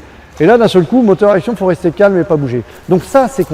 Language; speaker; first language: French; native; French